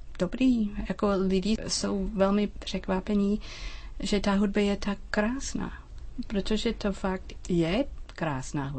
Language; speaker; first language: Czech; non-native, learner; English